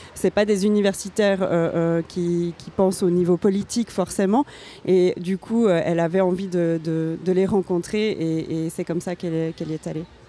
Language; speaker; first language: French; native; French